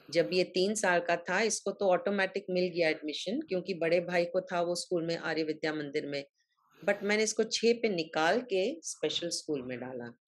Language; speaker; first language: Hindi; native; Hindi